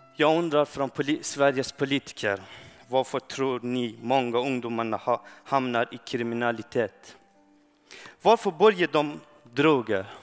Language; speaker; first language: Swedish; non-native, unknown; Persian